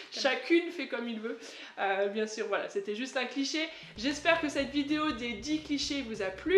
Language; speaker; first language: French; native; French